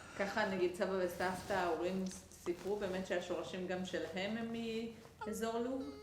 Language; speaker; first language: Hebrew; native; Hebrew